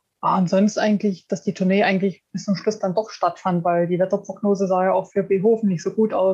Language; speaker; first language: German; native; German